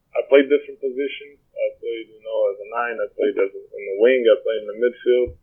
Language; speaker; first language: English; non-native, fluent; Portuguese